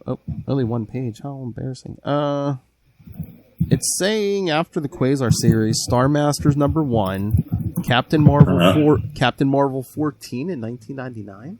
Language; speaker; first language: English; native; English